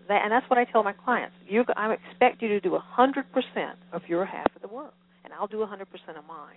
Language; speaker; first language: English; native; English